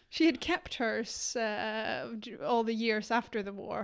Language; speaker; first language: English; non-native, fluent; Swedish